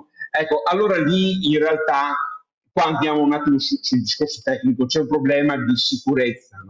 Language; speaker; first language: Italian; native; Italian